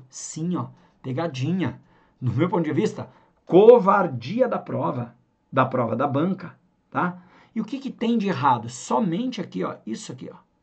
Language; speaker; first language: Portuguese; native; Portuguese